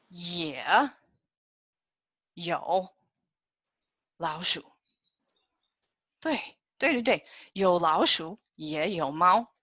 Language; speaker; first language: Chinese; non-native, fluent; English